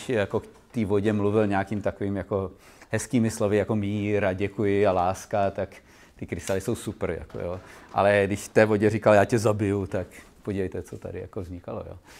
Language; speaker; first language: Czech; native; Czech